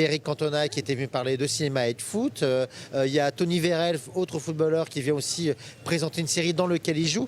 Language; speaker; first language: French; native; French